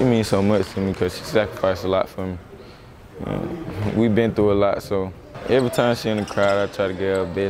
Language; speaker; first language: English; native; English